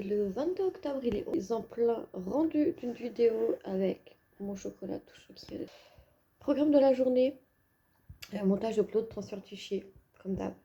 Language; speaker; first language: French; native; French